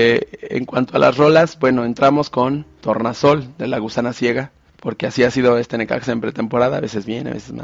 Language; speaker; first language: Spanish; native; Spanish